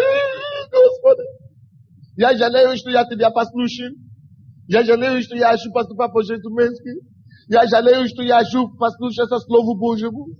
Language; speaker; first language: Russian; non-native, fluent; Yoruba